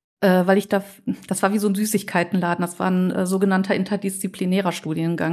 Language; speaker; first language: German; native; German